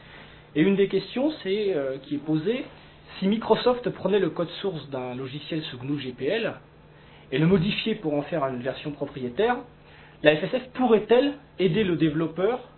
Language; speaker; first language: French; native; French